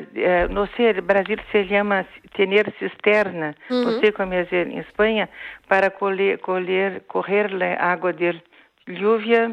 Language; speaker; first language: Spanish; non-native, fluent; Portuguese